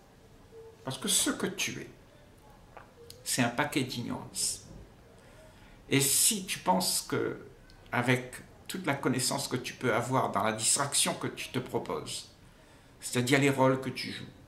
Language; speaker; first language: French; native; French